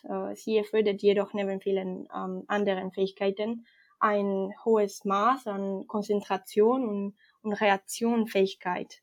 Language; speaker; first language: German; non-native, fluent; Spanish